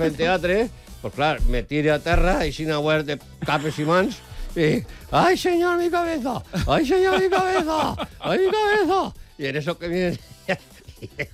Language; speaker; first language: Catalan; native; Catalan